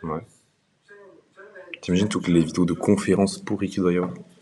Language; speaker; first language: French; native; French